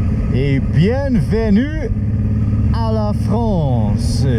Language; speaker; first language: French; non-native, learner; English